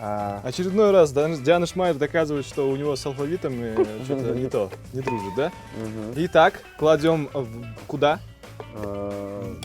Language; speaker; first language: Russian; native; Russian